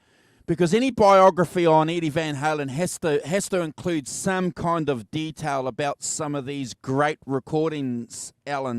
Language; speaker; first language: English; native; English